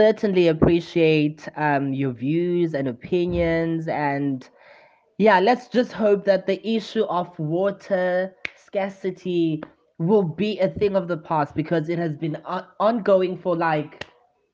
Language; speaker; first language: English; non-native, local second language; Xhosa